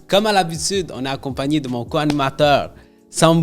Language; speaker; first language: French; native; French